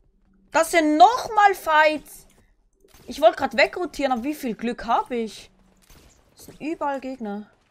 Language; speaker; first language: German; native; German